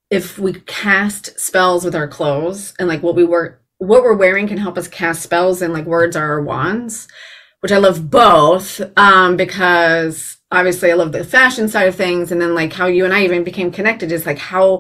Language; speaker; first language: English; native; English